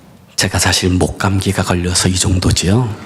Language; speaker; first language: Korean; native; Korean